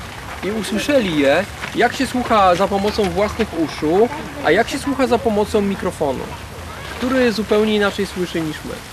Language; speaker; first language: Polish; native; Polish